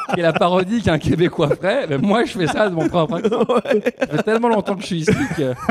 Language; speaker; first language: French; native; French